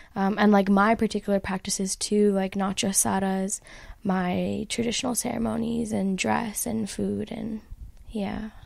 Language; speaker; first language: English; native; English